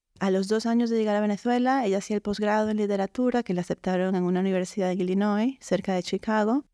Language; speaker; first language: Spanish; native; Spanish